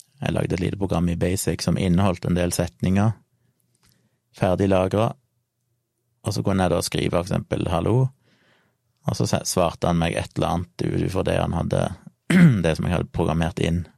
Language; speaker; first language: Norwegian; native; Norwegian